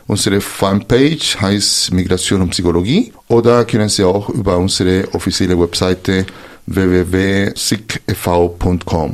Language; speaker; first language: German; non-native, fluent; Spanish